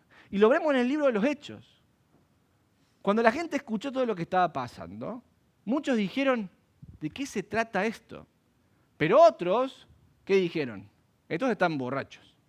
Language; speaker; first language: Spanish; native; Spanish